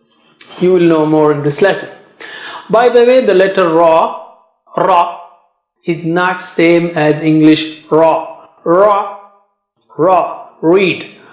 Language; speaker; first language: English; non-native, fluent; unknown